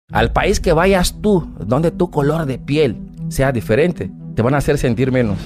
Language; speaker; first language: Spanish; non-native, fluent; Portuguese